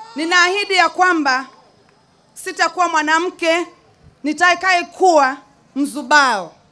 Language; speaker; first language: Swahili; native; Swahili